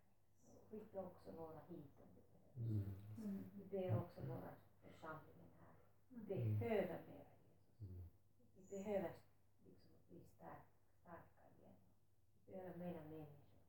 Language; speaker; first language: Swedish; non-native, local second language; Finnish